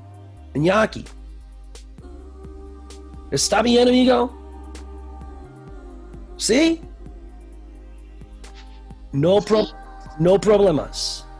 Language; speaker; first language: Spanish; non-native, learner; English